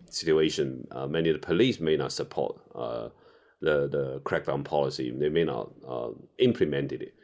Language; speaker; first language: English; non-native, fluent; Chinese